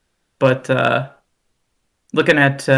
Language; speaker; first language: English; native; English